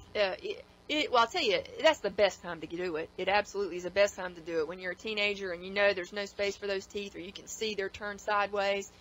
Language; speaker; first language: English; native; English